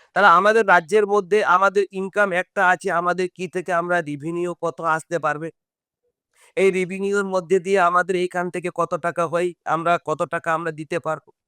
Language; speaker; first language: Bangla; non-native, local second language; Santali